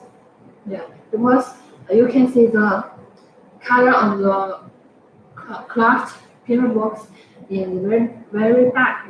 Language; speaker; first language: English; non-native, fluent; Chinese